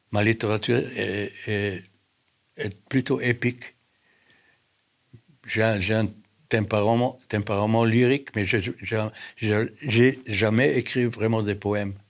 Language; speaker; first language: French; non-native, fluent; German